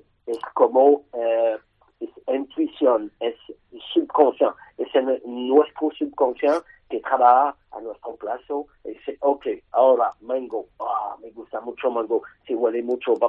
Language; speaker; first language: Spanish; non-native, learner; French